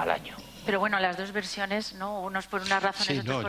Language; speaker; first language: Spanish; native; Spanish